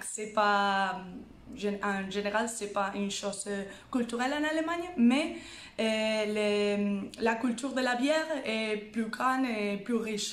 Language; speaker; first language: French; non-native, fluent; Spanish